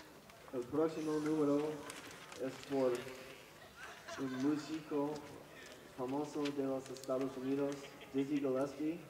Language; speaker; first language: Spanish; non-native, learner; English